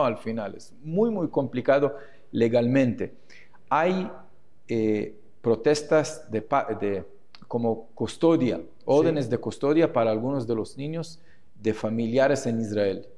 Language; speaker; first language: Spanish; non-native, fluent; Hebrew